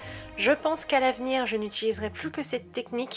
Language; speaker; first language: French; native; French